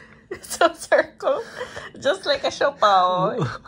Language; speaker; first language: English; non-native, local second language; Filipino